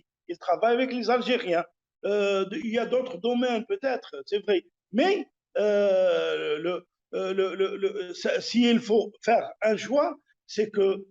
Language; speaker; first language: French; non-native, local second language; Arabic